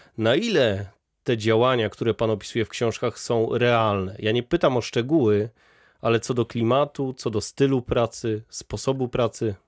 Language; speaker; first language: Polish; native; Polish